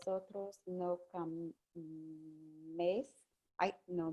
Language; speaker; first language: Spanish; non-native, learner; English